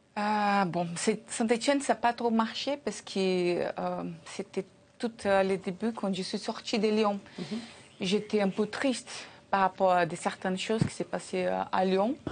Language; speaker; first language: French; non-native, learner; Portuguese